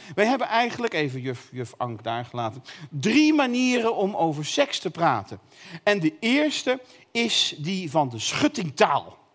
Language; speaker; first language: Dutch; native; Dutch